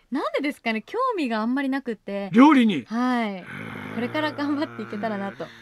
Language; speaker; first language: Japanese; native; Japanese